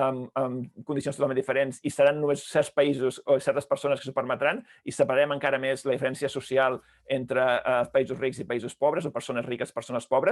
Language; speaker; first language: Catalan; native; Catalan